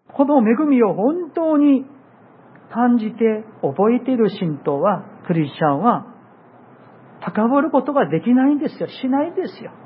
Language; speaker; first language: Japanese; non-native, fluent; Korean